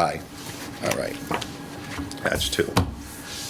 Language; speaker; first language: English; native; English